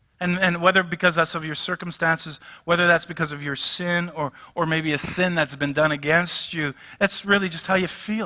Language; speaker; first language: English; native; English